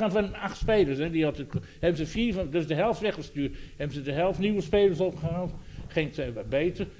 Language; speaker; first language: Dutch; native; Dutch